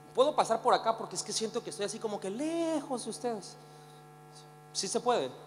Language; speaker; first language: Spanish; native; Spanish